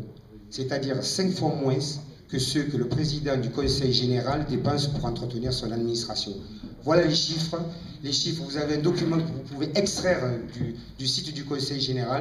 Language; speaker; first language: French; native; French